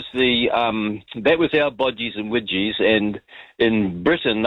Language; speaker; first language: English; native; English